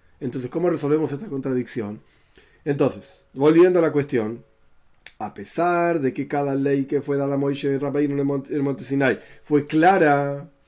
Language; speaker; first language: Spanish; native; Spanish